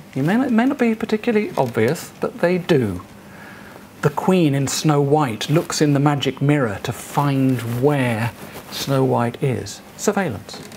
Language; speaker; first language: English; native; English